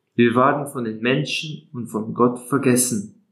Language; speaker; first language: German; non-native, fluent; Slovenian